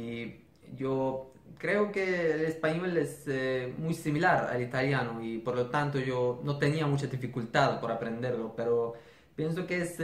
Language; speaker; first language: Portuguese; non-native, fluent; Persian